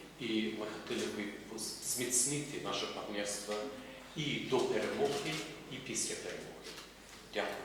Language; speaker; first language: Ukrainian; non-native, fluent; English